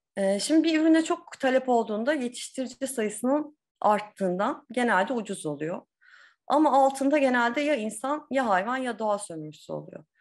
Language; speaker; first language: Turkish; native; Turkish